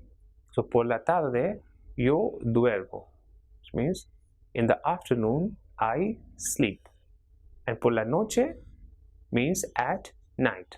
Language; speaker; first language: Spanish; non-native, fluent; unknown